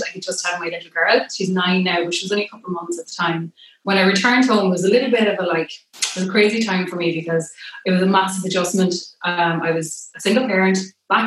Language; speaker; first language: English; native; English